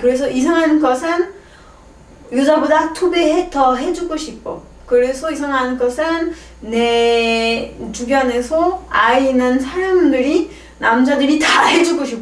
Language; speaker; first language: Korean; non-native, learner; French